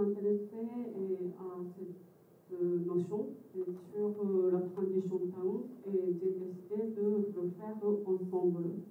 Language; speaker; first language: French; non-native, fluent; Japanese